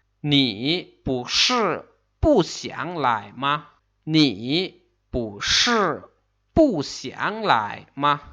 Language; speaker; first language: Chinese; non-native, learner; Lao